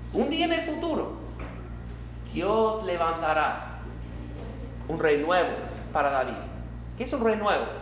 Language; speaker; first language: Spanish; non-native, fluent; English